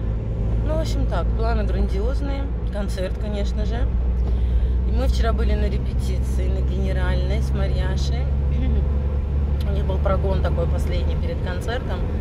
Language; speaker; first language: Russian; native; Russian